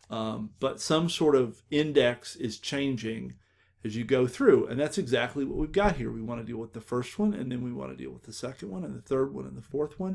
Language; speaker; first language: English; native; English